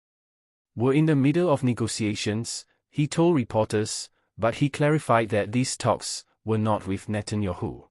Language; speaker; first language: English; non-native, fluent; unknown